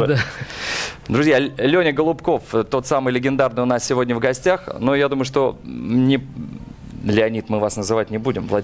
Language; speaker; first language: Russian; native; Russian